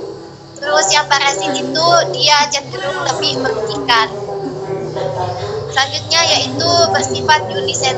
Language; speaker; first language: Indonesian; native; Indonesian